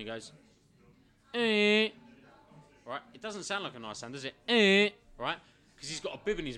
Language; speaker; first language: English; native; English